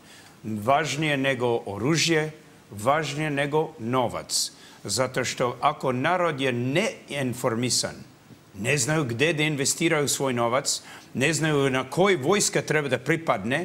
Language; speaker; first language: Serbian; early bilingual, heritage; English